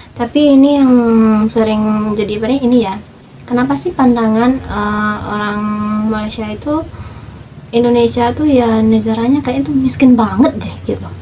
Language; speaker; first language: Indonesian; native; Indonesian